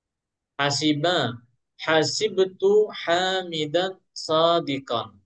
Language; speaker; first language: Arabic; non-native, fluent; Indonesian